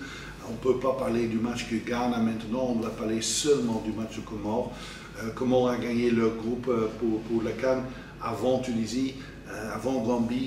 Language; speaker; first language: French; non-native, fluent; Dutch